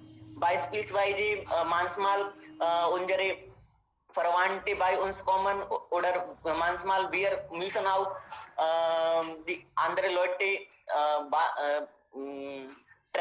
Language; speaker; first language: German; non-native, learner; Hindi